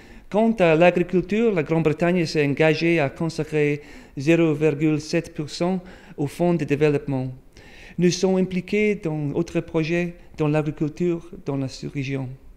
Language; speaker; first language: French; non-native, fluent; English